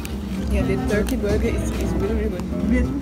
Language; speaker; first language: English; non-native, fluent; Portuguese